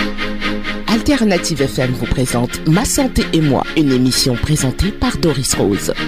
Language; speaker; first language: French; native; French